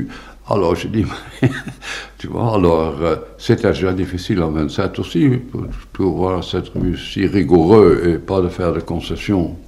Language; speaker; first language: French; non-native, fluent; Dutch